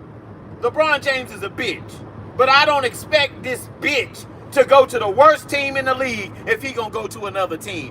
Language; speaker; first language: English; native; English